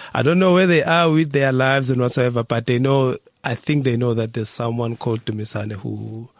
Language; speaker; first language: English; non-native, local second language; Zulu